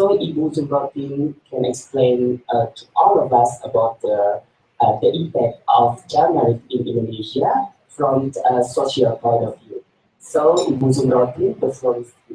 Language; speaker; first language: English; non-native, learner; Indonesian